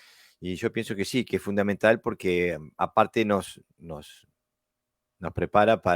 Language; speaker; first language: Spanish; native; Spanish